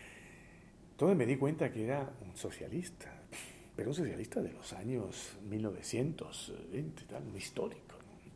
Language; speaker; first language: Spanish; early bilingual, heritage; Spanish